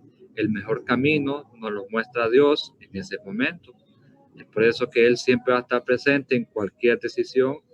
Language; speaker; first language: Spanish; native; Spanish